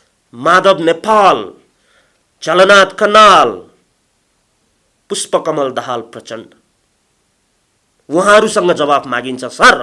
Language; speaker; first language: Nepali; native; Nepali